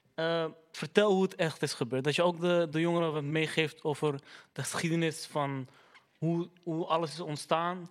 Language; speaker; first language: Dutch; early bilingual, other home language; Arabic